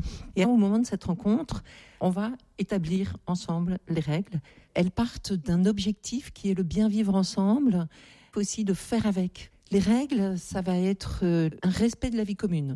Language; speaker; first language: French; native; French